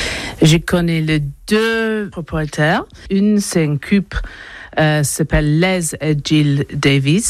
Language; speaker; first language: French; non-native, learner; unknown